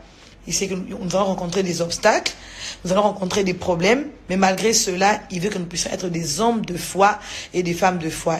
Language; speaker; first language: French; non-native, local second language; Lingala